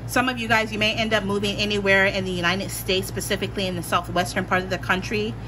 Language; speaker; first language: English; native; English